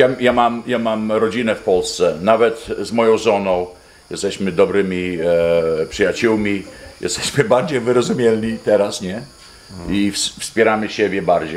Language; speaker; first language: Polish; early bilingual, heritage; Polish